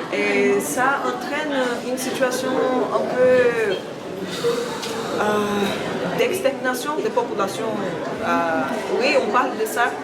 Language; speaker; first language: French; non-native, learner; Portuguese